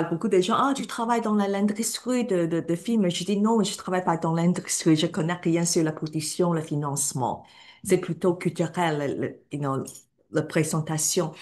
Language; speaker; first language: French; non-native, fluent; Cantonese